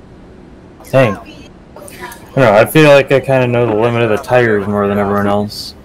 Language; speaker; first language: English; native; English